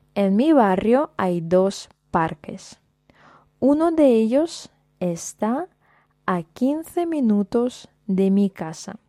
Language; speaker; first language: Spanish; non-native, fluent; Russian